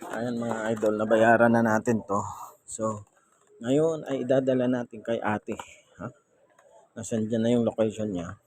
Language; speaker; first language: Filipino; native; Filipino